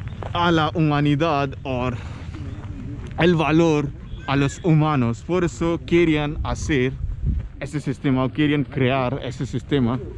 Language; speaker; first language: Spanish; non-native, fluent; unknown